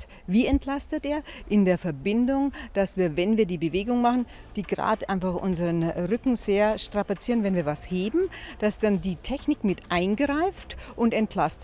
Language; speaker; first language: German; native; German